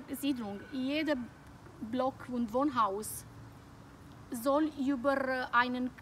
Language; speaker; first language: German; non-native, fluent; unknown